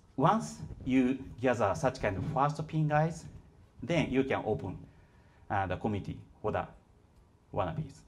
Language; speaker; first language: English; non-native, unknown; Japanese